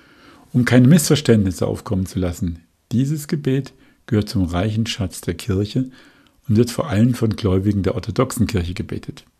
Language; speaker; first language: German; native; German